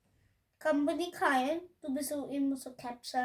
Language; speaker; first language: German; non-native, learner; Hindi